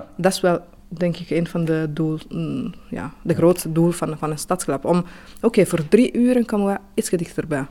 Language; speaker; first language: Dutch; non-native, fluent; Italian